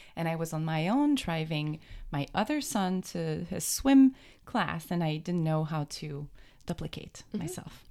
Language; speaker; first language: English; native; English